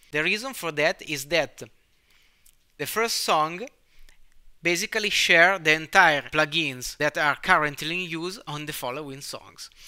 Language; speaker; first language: English; non-native, fluent; Italian